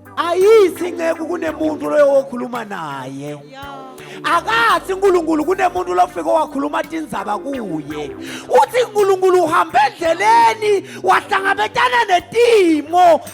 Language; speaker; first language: Zulu; non-native, local second language; Swati